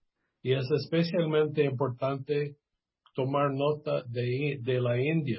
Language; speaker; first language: Spanish; non-native, fluent; English